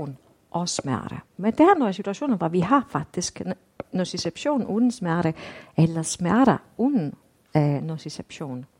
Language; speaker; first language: Danish; non-native, fluent; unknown